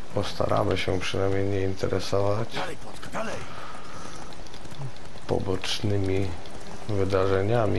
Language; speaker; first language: Polish; native; Polish